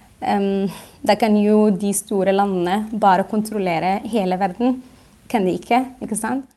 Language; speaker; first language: Norwegian; non-native, fluent; Arabic